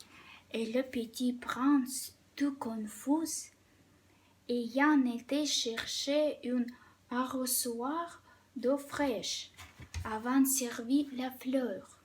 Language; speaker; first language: French; non-native, fluent; Russian